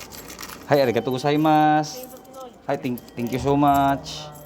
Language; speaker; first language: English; non-native, local second language; Cebuano